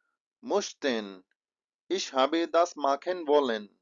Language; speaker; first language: German; non-native, fluent; Hindi